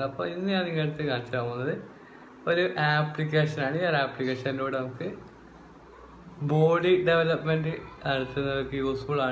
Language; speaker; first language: Malayalam; native; Malayalam